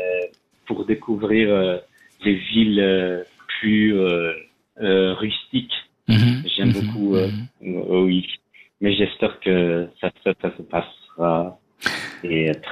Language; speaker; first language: French; non-native, fluent; Persian